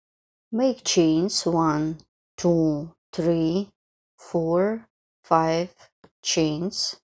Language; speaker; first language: English; non-native, fluent; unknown